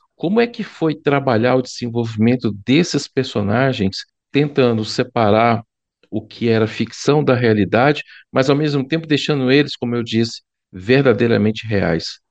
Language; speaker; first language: Portuguese; native; Portuguese